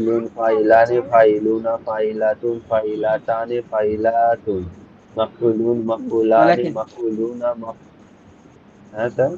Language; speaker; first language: Arabic; non-native, learner; Bangla